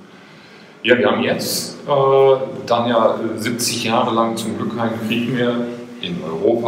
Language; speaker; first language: German; native; German